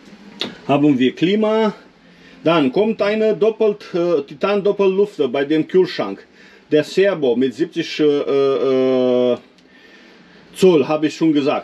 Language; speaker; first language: German; non-native, fluent; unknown